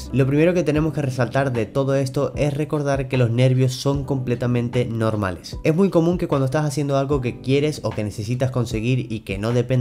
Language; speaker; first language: Spanish; native; Spanish